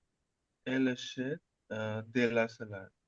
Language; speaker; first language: French; non-native, learner; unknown